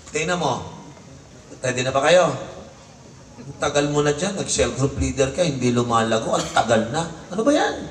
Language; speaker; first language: Filipino; native; Filipino